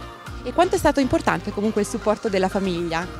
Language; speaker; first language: Italian; native; Italian